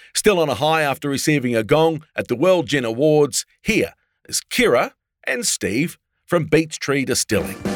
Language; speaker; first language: English; native; English